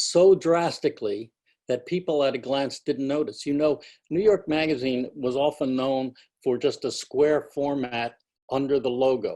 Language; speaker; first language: English; native; English